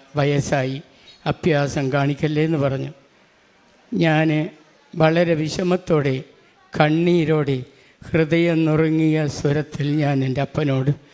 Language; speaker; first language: Malayalam; non-native, local second language; Tamil